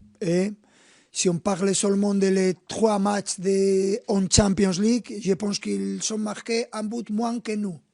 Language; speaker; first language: French; non-native, fluent; Spanish